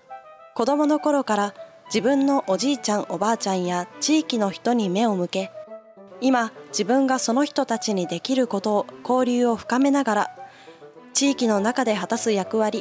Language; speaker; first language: Japanese; native; Japanese